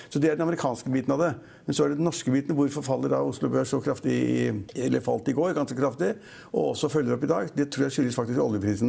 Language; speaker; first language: Norwegian; native; Norwegian